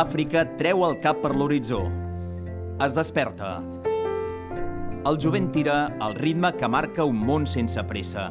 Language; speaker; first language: Catalan; native; Catalan